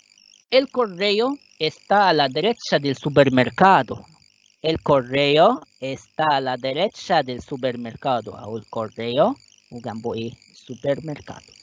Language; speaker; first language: Spanish; non-native, fluent; Arabic